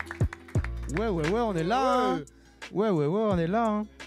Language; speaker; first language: French; native; French